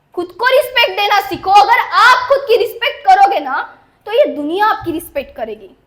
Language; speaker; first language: Hindi; non-native, local second language; Marathi